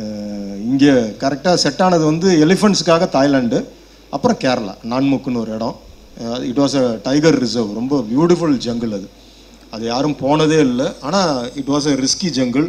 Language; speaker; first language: Tamil; native; Tamil